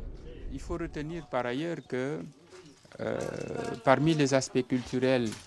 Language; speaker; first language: French; non-native, local second language; Serer